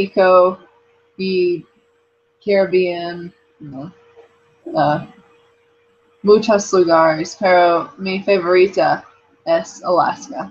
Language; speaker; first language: Spanish; non-native, learner; English